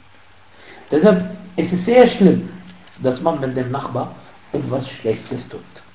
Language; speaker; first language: German; non-native, fluent; Arabic